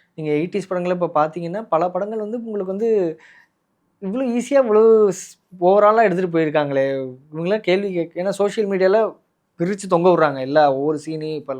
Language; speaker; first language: Tamil; native; Tamil